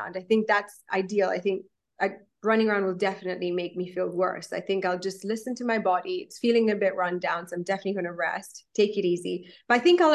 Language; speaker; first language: English; non-native, local second language; Gujarati